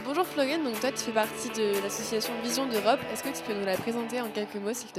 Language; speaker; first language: French; native; French